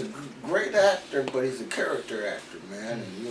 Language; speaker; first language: English; native; English